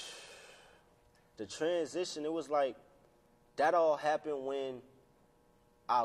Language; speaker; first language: English; native; English